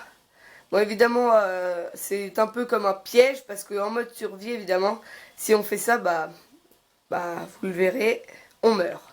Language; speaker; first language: French; native; French